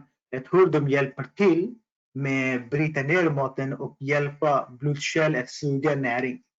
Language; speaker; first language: Swedish; non-native, fluent; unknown